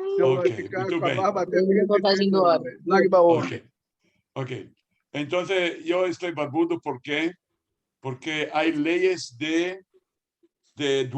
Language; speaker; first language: Portuguese; non-native, fluent; Spanish